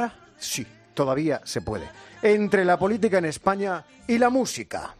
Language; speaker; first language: Spanish; native; Spanish